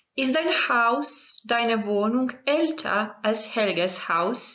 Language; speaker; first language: German; non-native, fluent; Croatian